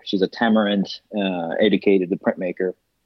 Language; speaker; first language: English; non-native, fluent; Japanese